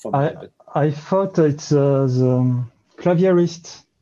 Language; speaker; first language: English; non-native, learner; French